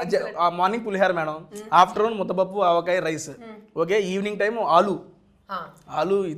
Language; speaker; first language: Telugu; native; Telugu